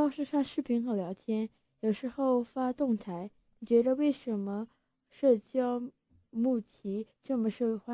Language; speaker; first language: Chinese; early bilingual, heritage; Chinese